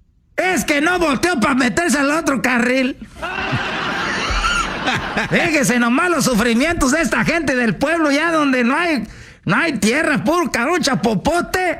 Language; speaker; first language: Spanish; native; Spanish